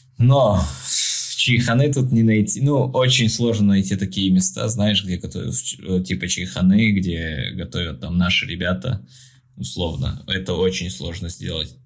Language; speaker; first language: Russian; non-native, local second language; Tajik